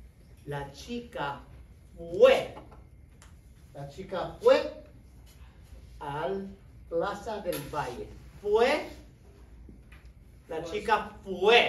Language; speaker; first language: Spanish; non-native, fluent; English